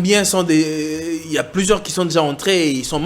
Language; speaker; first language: French; non-native, local second language; Lingala